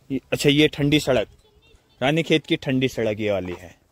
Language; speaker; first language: Hindi; native; Hindi